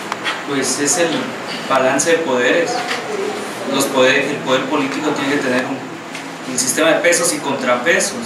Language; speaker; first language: Spanish; native; Spanish